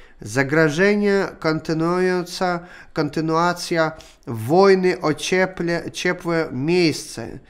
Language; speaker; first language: Polish; non-native, learner; Russian